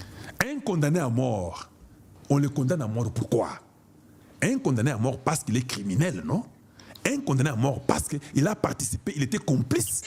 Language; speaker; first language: French; non-native, local second language; Lingala